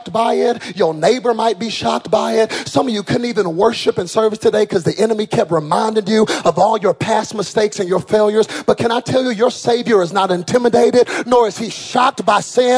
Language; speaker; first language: English; native; English